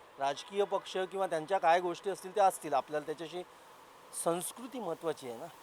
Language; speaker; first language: Marathi; native; Marathi